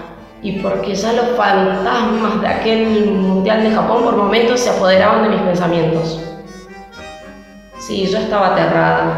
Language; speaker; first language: Spanish; native; Spanish